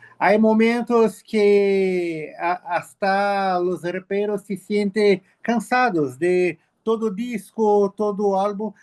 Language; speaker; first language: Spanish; non-native, learner; Portuguese